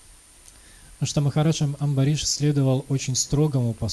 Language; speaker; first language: Russian; native; Russian